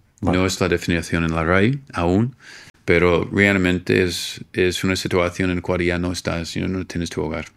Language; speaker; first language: Spanish; non-native, fluent; English